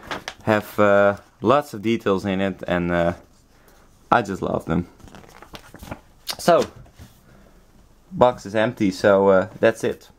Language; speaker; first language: English; non-native, fluent; Dutch